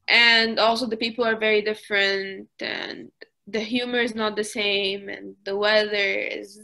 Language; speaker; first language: English; early bilingual, other home language; Arabic